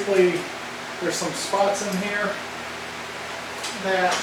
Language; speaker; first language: English; native; English